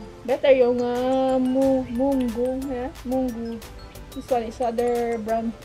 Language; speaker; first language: English; non-native, learner; Filipino